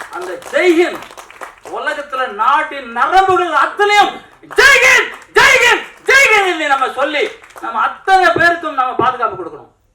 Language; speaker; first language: Tamil; native; Tamil